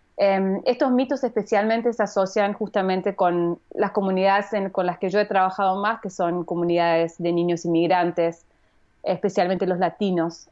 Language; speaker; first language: Spanish; early bilingual, heritage; Spanish